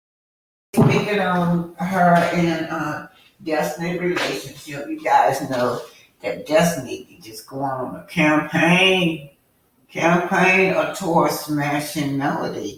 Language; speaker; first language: English; native; English